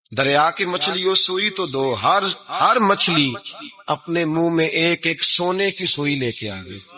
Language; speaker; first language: Urdu; non-native, local second language; Punjabi